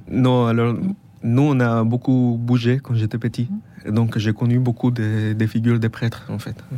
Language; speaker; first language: French; non-native, fluent; Spanish